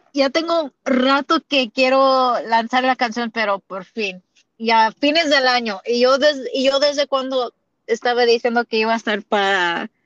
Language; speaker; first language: Spanish; early bilingual, heritage; Spanish